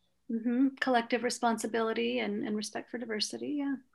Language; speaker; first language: English; native; English